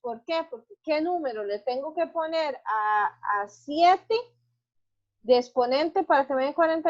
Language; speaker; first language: Spanish; native; Spanish